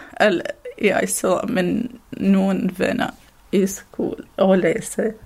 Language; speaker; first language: Danish; non-native, learner; Arabic